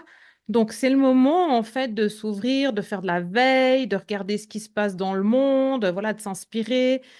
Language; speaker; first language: French; native; French